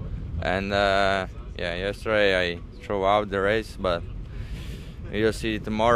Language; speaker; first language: English; non-native, learner; Slovak